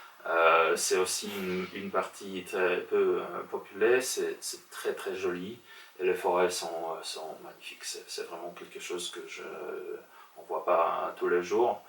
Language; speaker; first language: French; non-native, fluent; Polish